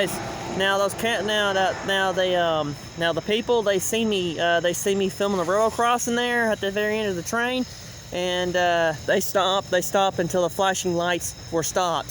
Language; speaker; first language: English; native; English